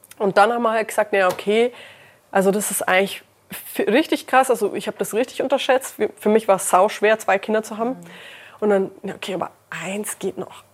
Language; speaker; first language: German; early bilingual, other home language; English